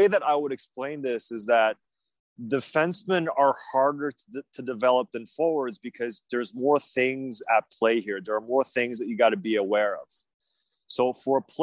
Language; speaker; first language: English; native; English